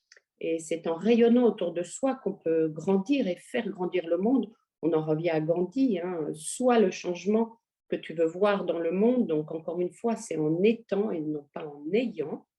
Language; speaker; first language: French; native; French